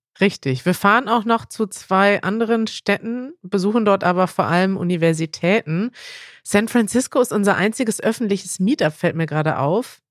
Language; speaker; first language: German; native; German